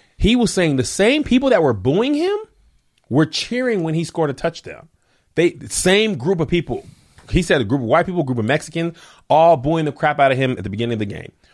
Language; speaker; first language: English; native; English